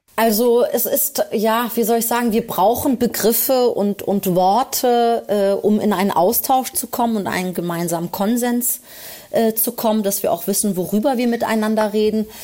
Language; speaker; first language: German; early bilingual, other home language; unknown